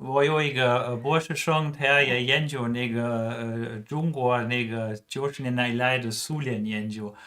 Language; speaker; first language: Chinese; non-native, fluent; German